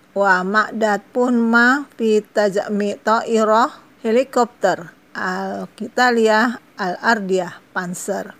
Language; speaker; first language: Arabic; non-native, fluent; Indonesian